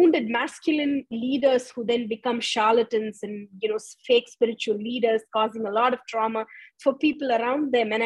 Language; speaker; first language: English; non-native, local second language; Tamil